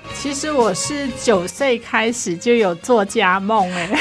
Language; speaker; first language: Chinese; non-native, local second language; Cantonese